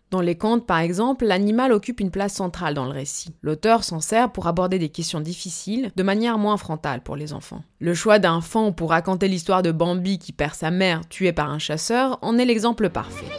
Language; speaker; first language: French; native; French